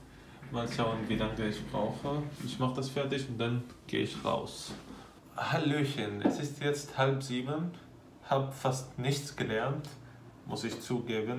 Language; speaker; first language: German; non-native, fluent; Arabic